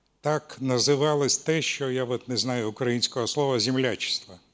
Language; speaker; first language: Ukrainian; non-native, local second language; Russian